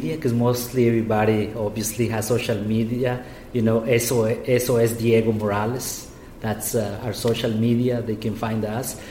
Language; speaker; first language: English; non-native, fluent; Spanish